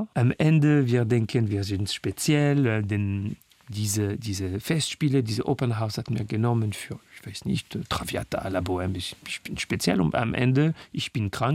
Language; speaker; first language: German; non-native, fluent; French